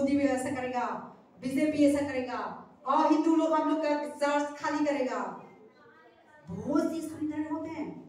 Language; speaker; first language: Hindi; non-native, local second language; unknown